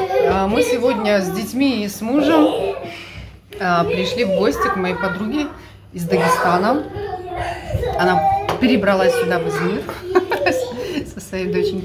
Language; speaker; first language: Russian; native; Russian